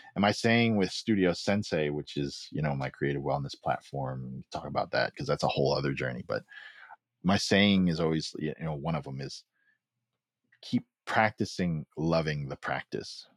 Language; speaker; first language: English; early bilingual, other home language; Filipino